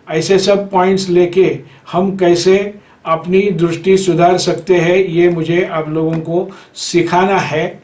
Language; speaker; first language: Hindi; non-native, local second language; Marathi